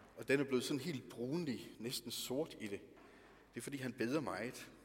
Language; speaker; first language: Danish; native; Danish